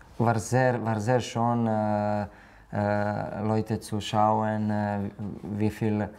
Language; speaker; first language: German; non-native, learner; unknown